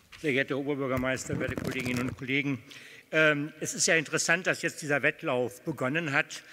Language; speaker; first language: German; native; German